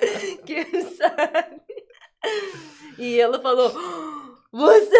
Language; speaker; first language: Portuguese; non-native, learner; Russian